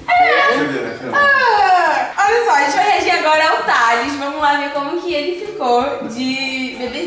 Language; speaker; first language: Portuguese; native; Portuguese